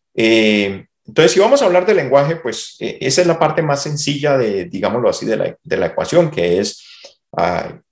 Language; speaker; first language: Spanish; native; Spanish